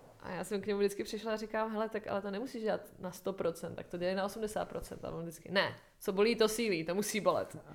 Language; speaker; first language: Czech; native; Czech